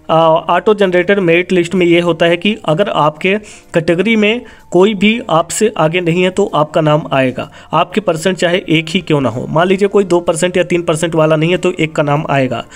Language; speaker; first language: Hindi; native; Hindi